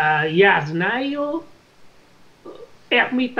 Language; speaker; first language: Russian; non-native, learner; Vietnamese